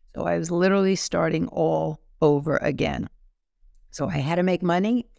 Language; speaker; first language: English; native; English